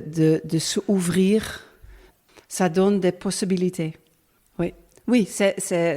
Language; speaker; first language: French; non-native, learner; Dutch